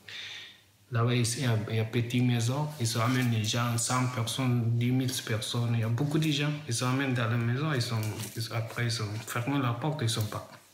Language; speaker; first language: French; non-native, learner; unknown